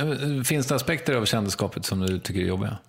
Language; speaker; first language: Swedish; native; Swedish